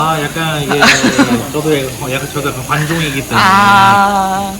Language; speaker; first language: Korean; native; Korean